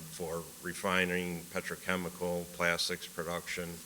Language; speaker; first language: English; native; English